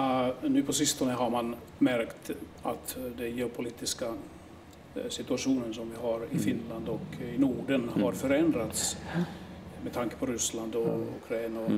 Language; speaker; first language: Swedish; non-native, local second language; Finnish